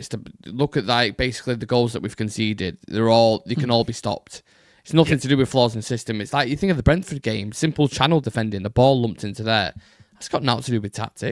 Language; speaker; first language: English; native; English